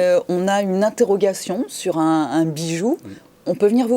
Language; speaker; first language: French; native; French